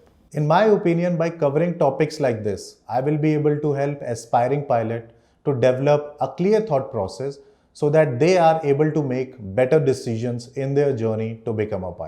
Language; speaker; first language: English; non-native, local second language; Hindi